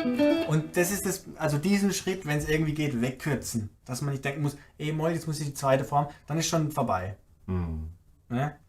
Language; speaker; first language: German; native; German